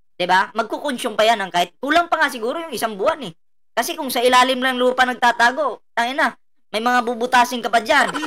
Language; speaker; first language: Filipino; non-native, local second language; Cebuano